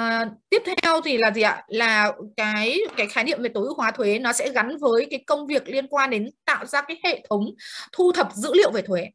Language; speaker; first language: Vietnamese; native; Vietnamese